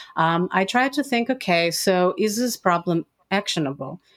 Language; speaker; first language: English; non-native, fluent; Russian